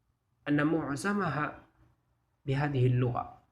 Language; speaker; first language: Arabic; non-native, fluent; Urdu